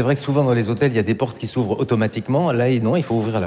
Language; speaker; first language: French; native; French